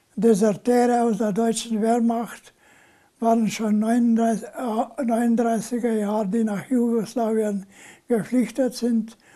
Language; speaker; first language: German; non-native, local second language; Slovenian